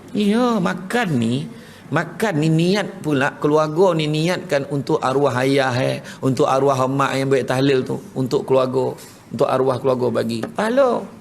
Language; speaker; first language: Malay; native; Malay